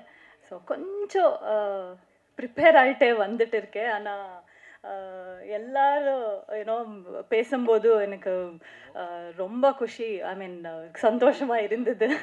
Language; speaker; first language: Tamil; non-native, learner; Kannada